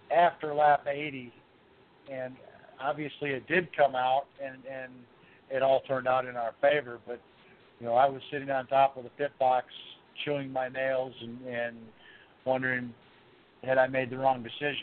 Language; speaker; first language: English; native; English